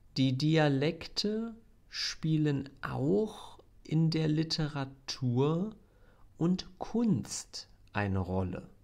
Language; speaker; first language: German; native; German